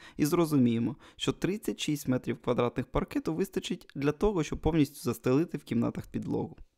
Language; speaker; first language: Ukrainian; non-native, local second language; Russian